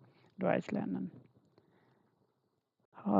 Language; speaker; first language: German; non-native, fluent; Hindi